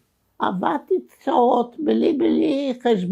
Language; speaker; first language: Hebrew; non-native, fluent; Romanian